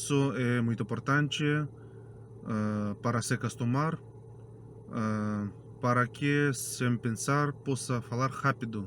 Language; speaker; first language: Portuguese; non-native, fluent; Russian